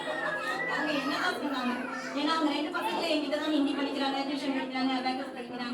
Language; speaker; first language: Tamil; native; Tamil